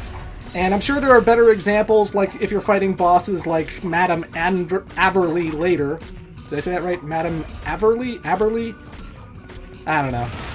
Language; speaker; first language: English; native; English